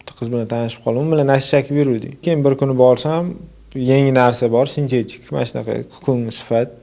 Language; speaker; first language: Uzbek; native; Uzbek